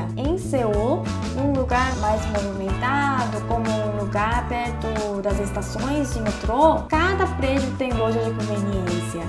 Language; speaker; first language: Portuguese; non-native, fluent; Korean